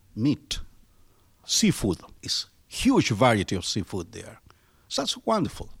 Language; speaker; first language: English; non-native, fluent; Spanish